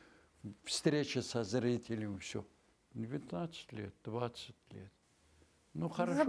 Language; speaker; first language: Russian; non-native, local second language; Azerbaijani